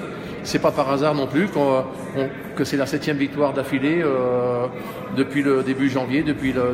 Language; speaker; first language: French; native; French